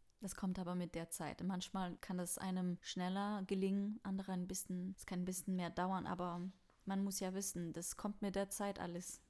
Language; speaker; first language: German; non-native, fluent; French